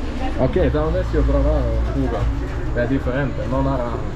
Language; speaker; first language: Spanish; non-native, learner; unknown